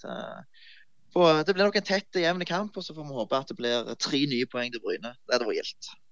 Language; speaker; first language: Norwegian; native; Norwegian